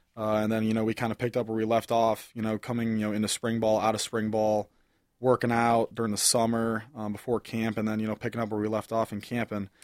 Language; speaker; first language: English; native; English